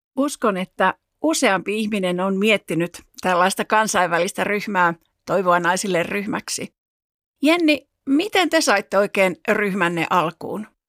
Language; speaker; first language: Finnish; native; Finnish